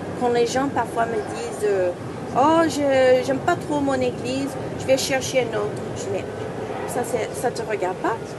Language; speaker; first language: French; non-native, fluent; English